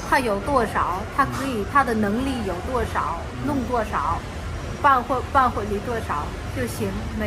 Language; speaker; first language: Chinese; non-native, learner; Vietnamese